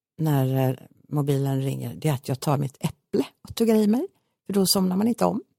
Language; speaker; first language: Swedish; native; Swedish